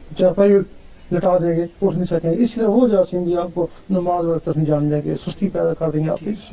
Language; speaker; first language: Urdu; non-native, local second language; Punjabi